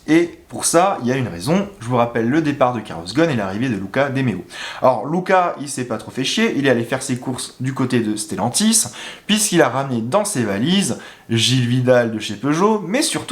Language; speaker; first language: French; native; French